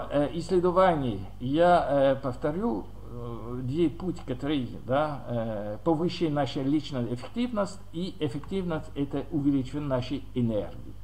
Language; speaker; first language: Russian; non-native, learner; French